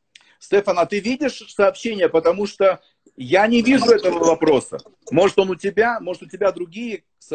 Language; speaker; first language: Russian; native; Russian